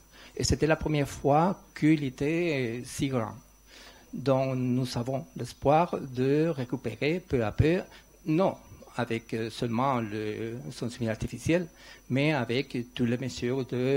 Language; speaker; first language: French; non-native, learner; Spanish